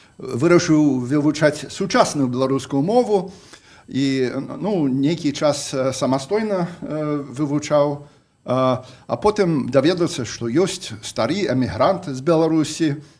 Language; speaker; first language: Belarusian; non-native, fluent; English